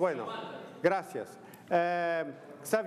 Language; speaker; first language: Spanish; non-native, learner; Italian